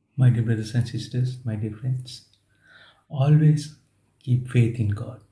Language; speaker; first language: English; non-native, local second language; Sinhala